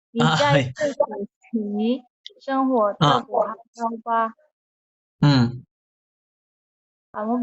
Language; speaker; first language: Chinese; non-native, learner; Indonesian